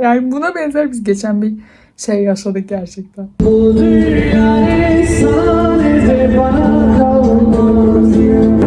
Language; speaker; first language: Turkish; early bilingual, other home language; Persian